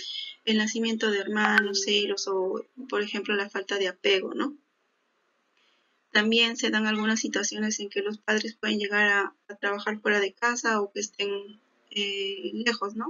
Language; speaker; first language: Spanish; native; Spanish